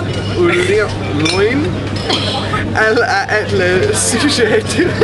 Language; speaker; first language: French; non-native, learner; English